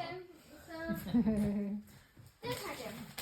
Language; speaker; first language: Danish; early bilingual, other home language; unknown